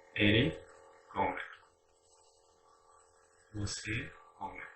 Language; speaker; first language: Portuguese; non-native, learner; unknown